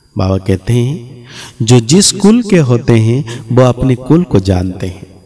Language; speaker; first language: Hindi; native; Hindi